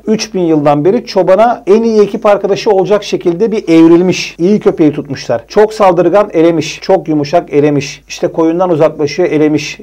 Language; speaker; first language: Turkish; early bilingual, heritage; Turkish